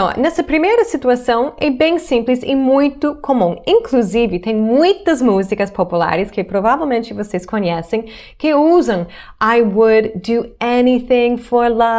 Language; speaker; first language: Portuguese; non-native, fluent; English